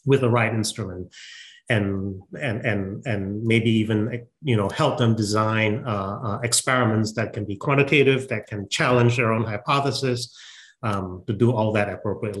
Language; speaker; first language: English; non-native, local second language; Min Nan Chinese